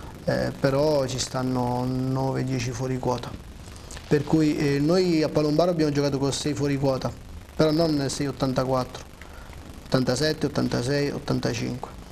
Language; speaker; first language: Italian; native; Italian